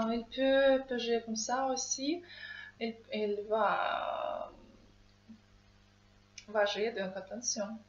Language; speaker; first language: French; non-native, learner; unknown